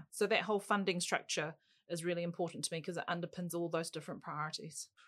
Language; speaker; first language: English; native; English